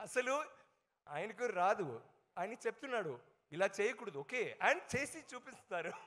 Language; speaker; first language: Telugu; non-native, learner; Tamil